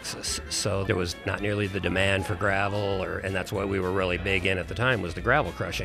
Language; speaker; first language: English; native; English